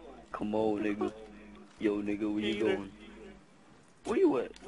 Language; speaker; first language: English; native; English